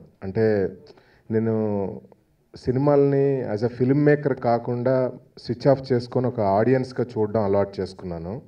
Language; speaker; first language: Telugu; native; Telugu